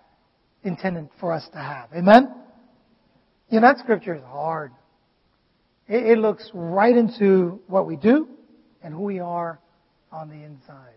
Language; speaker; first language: English; non-native, fluent; Vietnamese